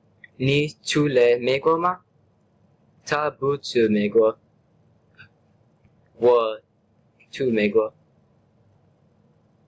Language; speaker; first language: Chinese; non-native, learner; English